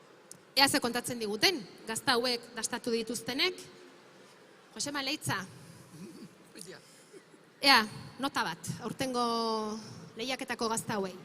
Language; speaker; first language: Basque; native; Basque